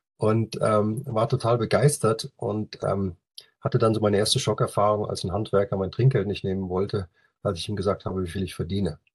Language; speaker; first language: German; native; German